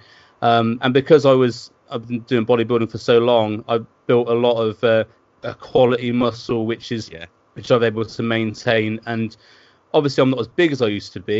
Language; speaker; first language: English; native; English